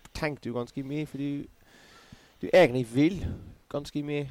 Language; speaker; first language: Norwegian; non-native, fluent; English